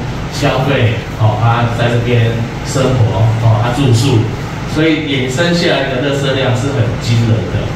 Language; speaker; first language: Chinese; native; Chinese